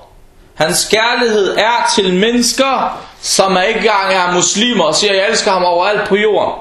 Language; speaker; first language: Danish; early bilingual, other home language; Arabic